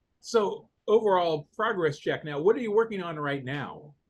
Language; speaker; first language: English; native; English